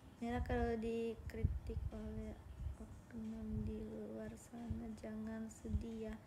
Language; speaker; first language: Indonesian; non-native, learner; Japanese